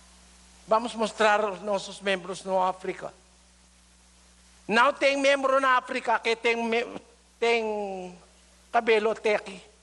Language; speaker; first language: Portuguese; non-native, learner; Filipino